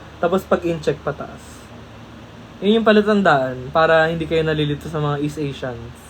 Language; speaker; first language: Filipino; native; Filipino